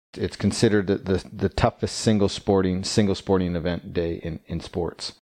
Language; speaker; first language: English; native; English